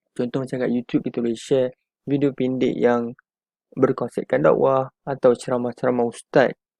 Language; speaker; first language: Malay; native; Malay